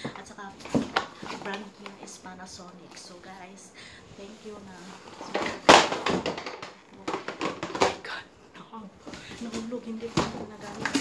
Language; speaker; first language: Filipino; non-native, local second language; Cebuano